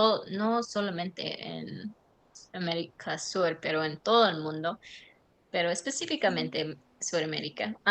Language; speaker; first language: Spanish; non-native, learner; English